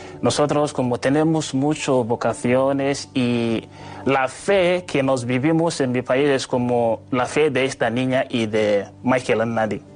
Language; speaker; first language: Spanish; non-native, learner; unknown